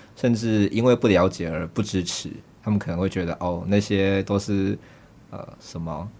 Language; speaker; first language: Chinese; native; Chinese